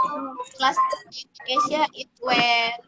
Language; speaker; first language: English; non-native, learner; Indonesian